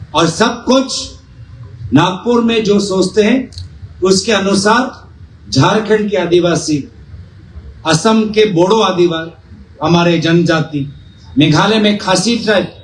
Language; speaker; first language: Hindi; non-native, local second language; Assamese